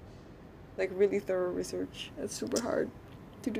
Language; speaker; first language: English; non-native, fluent; Indonesian